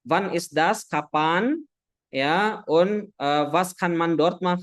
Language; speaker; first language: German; non-native, fluent; Indonesian